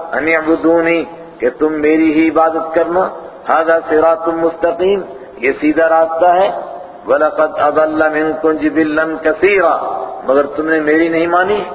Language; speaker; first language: Urdu; non-native, local second language; Punjabi